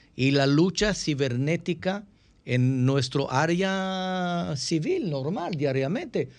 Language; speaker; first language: Spanish; non-native, fluent; Hebrew